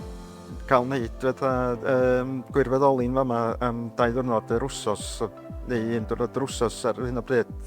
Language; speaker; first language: Welsh; native; Welsh